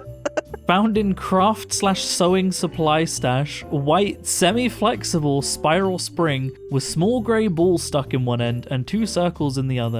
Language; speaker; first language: English; native; English